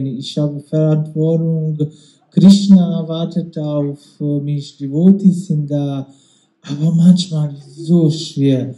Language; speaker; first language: German; non-native, learner; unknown